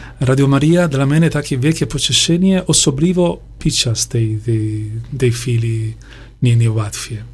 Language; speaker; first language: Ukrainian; non-native, learner; Italian